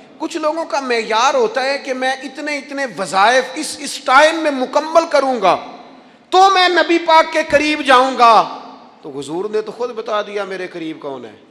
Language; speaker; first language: Urdu; non-native, local second language; Punjabi